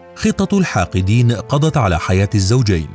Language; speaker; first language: Arabic; native; Arabic